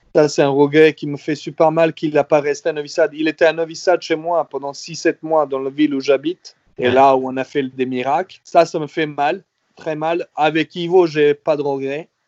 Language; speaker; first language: French; non-native, fluent; Serbian